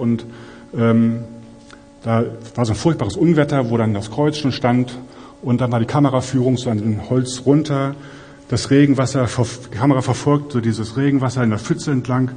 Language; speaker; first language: German; native; German